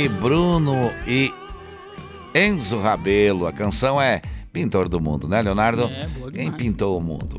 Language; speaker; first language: Portuguese; native; Portuguese